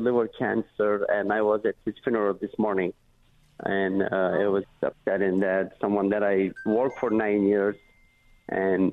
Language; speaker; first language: English; non-native, fluent; Turkish